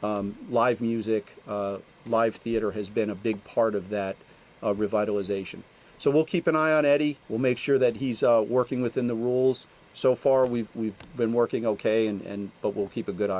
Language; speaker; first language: English; native; English